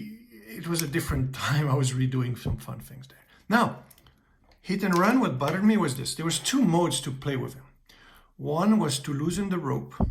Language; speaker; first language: English; native; English